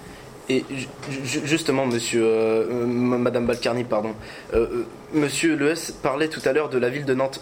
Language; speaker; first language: French; native; French